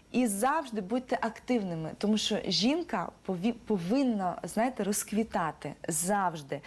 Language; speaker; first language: Ukrainian; non-native, local second language; Russian